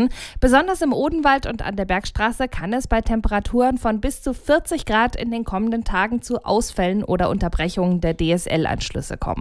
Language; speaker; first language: German; native; German